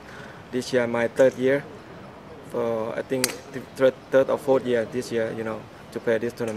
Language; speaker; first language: English; non-native, learner; Thai